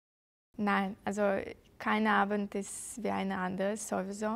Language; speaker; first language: German; non-native, fluent; Russian